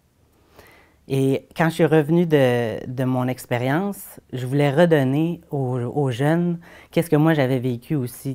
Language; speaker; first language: French; native; French